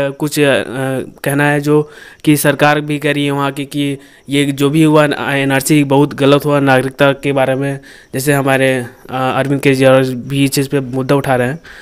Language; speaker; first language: Hindi; native; Hindi